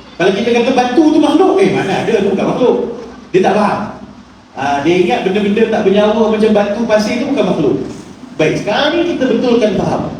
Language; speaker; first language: Malay; native; Malay